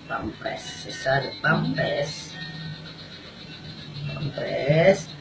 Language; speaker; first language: French; non-native, learner; Indonesian